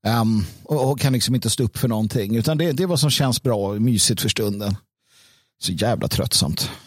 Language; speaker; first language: Swedish; native; Swedish